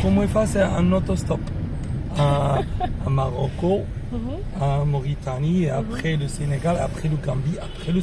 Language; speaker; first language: French; non-native, learner; Arabic